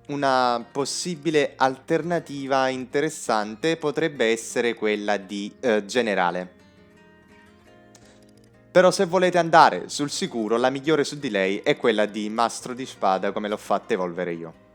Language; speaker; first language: Italian; native; Italian